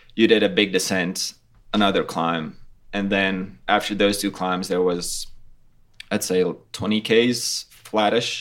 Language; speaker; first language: English; non-native, fluent; Latvian